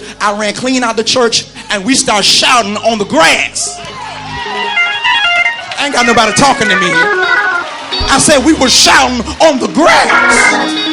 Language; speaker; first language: English; native; English